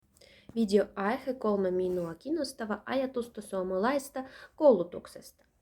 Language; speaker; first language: Finnish; non-native, learner; Russian